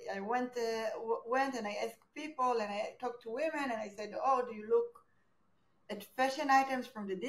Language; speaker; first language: English; non-native, fluent; Hebrew